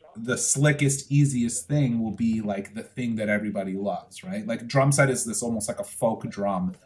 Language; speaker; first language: English; native; English